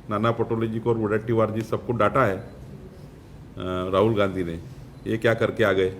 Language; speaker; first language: Hindi; non-native, local second language; Marathi